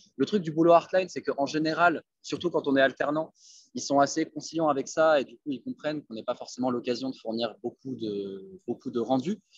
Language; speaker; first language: French; native; French